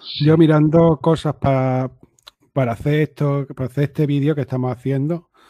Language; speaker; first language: Spanish; native; Spanish